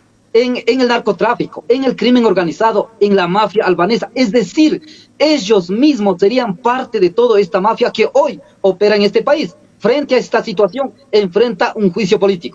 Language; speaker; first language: Spanish; native; Spanish